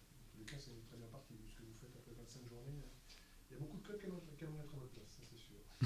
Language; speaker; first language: French; native; French